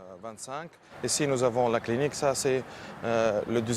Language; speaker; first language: French; non-native, local second language; Arabic